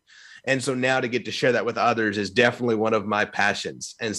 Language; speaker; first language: English; native; English